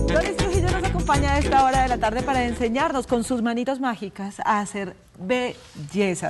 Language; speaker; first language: Spanish; native; Spanish